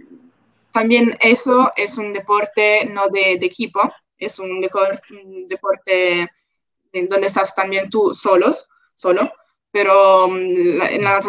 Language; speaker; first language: Spanish; non-native, local second language; Italian